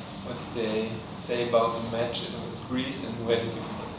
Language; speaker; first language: English; non-native, fluent; Italian